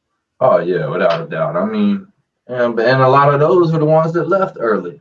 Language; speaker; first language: English; native; English